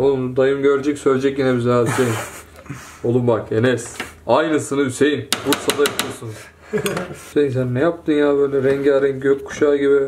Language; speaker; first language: Turkish; native; Turkish